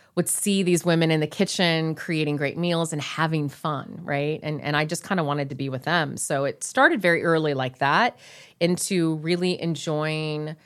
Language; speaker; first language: English; native; English